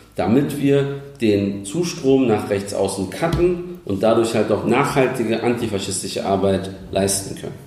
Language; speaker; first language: German; early bilingual, other home language; Turkish